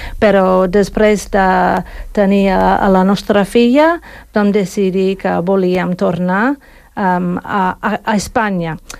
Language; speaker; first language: Catalan; non-native, fluent; English